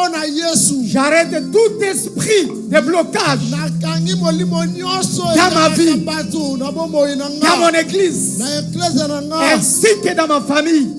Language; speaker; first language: French; non-native, local second language; Lingala